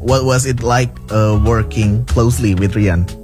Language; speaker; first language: English; non-native, fluent; Indonesian